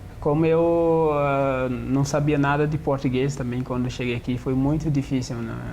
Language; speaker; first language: Portuguese; non-native, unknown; Wolof